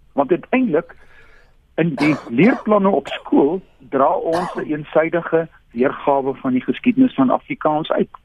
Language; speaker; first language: Afrikaans; native; Afrikaans